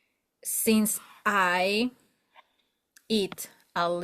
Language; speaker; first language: English; non-native, learner; Spanish